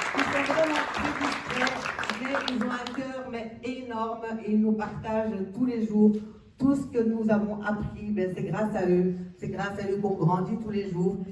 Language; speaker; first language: French; early bilingual, other home language; Arabic